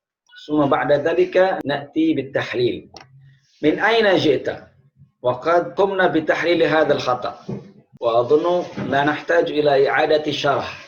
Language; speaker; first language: Arabic; non-native, fluent; Indonesian